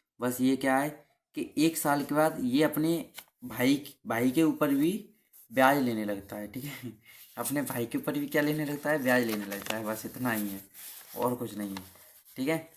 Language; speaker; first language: Hindi; native; Hindi